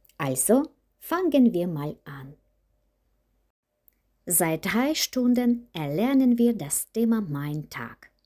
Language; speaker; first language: German; non-native, fluent; Ukrainian